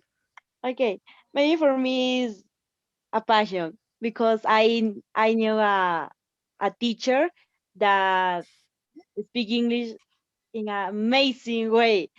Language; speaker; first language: English; non-native, learner; Spanish